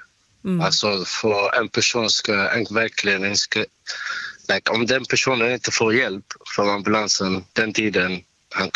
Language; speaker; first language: Swedish; non-native, learner; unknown